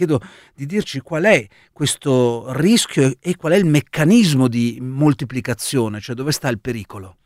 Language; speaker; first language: Italian; native; Italian